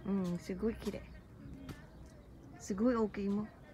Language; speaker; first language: Japanese; non-native, learner; Vietnamese